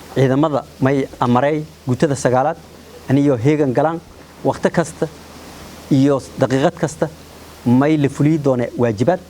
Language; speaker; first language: Somali; non-native, local second language; Maay